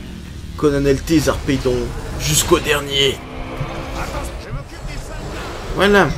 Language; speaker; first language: French; native; French